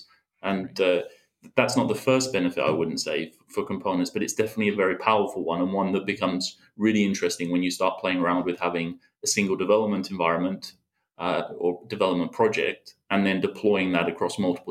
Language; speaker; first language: English; native; English